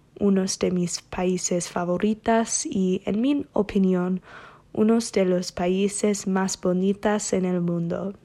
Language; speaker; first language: Spanish; non-native, learner; English